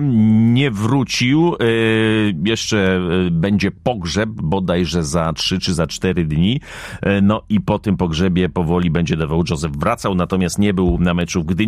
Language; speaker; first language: Polish; native; Polish